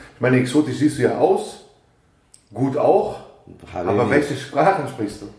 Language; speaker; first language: German; non-native, fluent; Persian